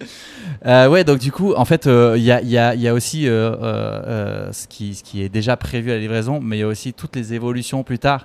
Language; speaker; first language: French; native; French